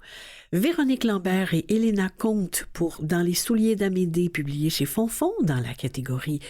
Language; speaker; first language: French; native; French